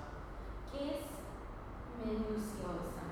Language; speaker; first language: Spanish; non-native, learner; English